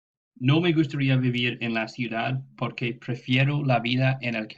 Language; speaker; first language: Spanish; non-native, fluent; English